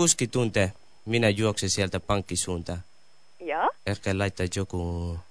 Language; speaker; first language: Finnish; non-native, learner; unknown